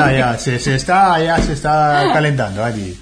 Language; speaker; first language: Spanish; non-native, fluent; English